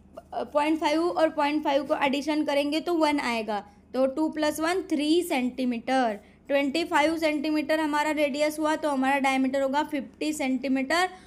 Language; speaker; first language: Hindi; non-native, local second language; Marathi